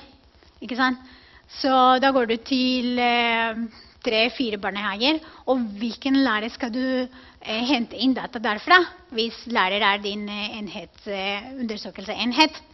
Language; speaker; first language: Norwegian; non-native, fluent; Spanish